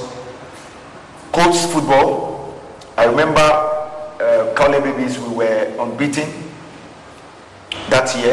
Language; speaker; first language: English; non-native, local second language; Ga